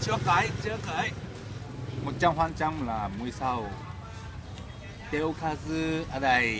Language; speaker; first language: Vietnamese; non-native, learner; Japanese